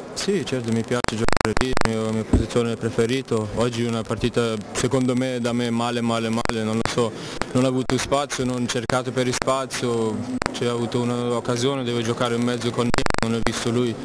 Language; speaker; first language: Italian; non-native, learner; German